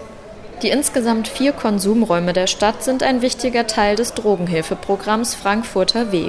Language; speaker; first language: German; native; German